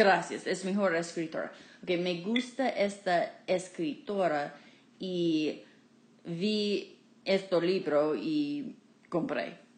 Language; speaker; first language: Spanish; non-native, fluent; English